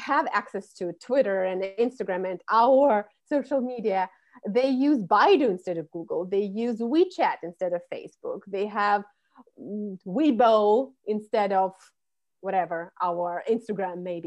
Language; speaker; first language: English; non-native, fluent; Russian